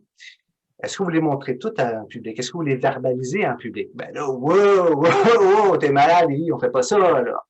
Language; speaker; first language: French; native; French